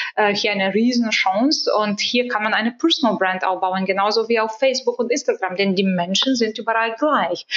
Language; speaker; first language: German; non-native, fluent; Bulgarian